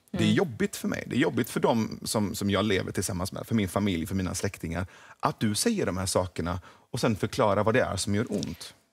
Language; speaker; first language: Swedish; early bilingual, other home language; Persian